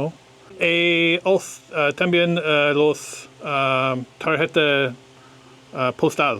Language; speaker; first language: Spanish; non-native, learner; English